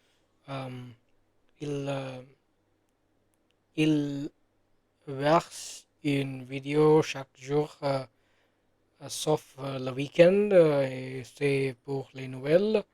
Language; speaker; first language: French; non-native, learner; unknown